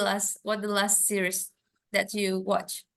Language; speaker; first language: English; non-native, fluent; Indonesian